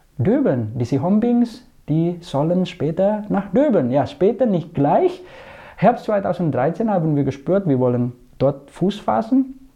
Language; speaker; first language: German; non-native, fluent; Indonesian